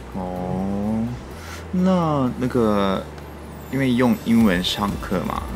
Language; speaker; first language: Chinese; non-native, fluent; Japanese